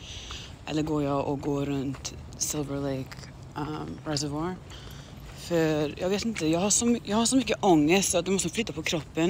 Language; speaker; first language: Swedish; early bilingual, heritage; Swedish